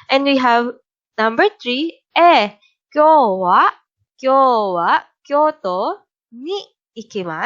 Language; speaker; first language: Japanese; non-native, fluent; Filipino